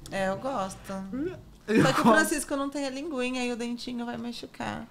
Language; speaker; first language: Portuguese; native; Portuguese